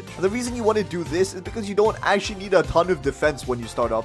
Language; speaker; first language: English; native; English